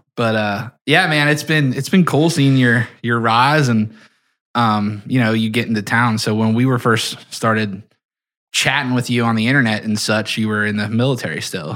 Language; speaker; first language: English; native; English